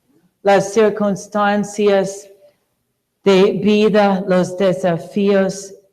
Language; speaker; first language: Spanish; non-native, fluent; English